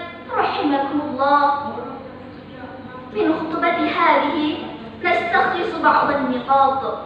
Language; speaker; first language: Arabic; non-native, fluent; Indonesian